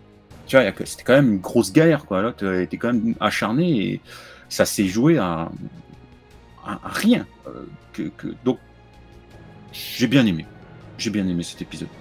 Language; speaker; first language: French; native; French